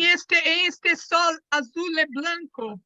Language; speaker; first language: Spanish; non-native, fluent; Portuguese